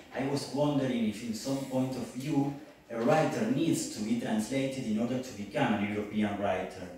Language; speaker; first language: English; non-native, learner; Spanish